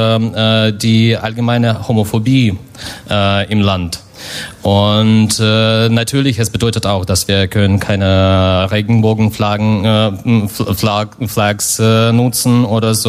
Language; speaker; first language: German; non-native, fluent; Russian